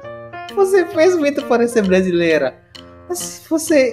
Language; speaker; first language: Portuguese; non-native, learner; Indonesian